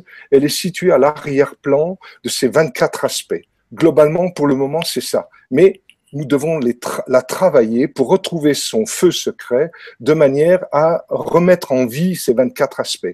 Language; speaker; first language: French; native; French